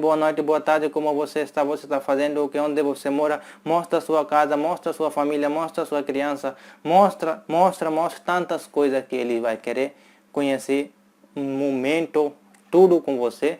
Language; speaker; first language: Portuguese; non-native, fluent; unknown